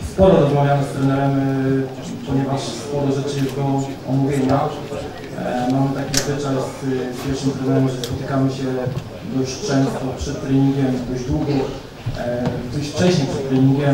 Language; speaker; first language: Polish; native; Polish